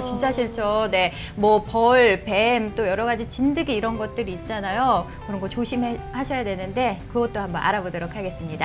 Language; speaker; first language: Korean; native; Korean